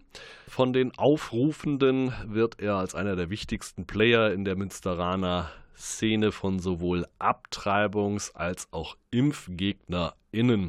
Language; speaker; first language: German; native; German